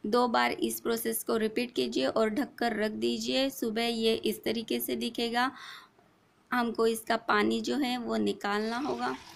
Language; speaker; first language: Hindi; non-native, local second language; Marathi